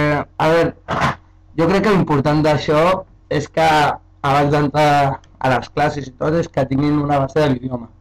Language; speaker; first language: Catalan; early bilingual, other home language; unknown